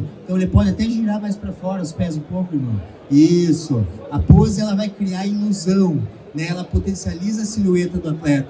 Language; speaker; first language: Portuguese; native; Portuguese